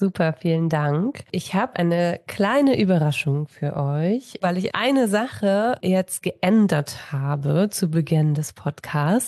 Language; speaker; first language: German; native; German